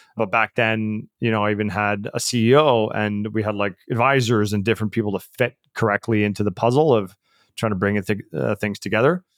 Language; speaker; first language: English; early bilingual, other home language; Czech